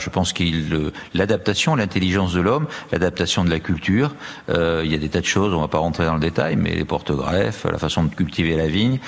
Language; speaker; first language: French; native; French